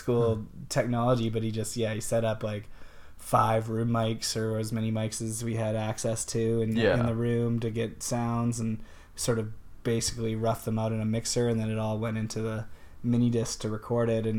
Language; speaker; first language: English; native; English